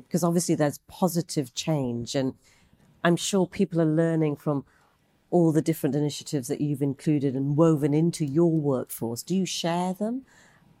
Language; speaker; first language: English; native; English